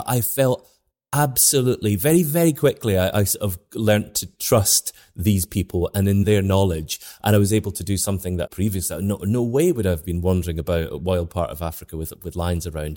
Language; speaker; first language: English; native; English